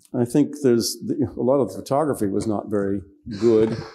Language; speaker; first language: English; native; English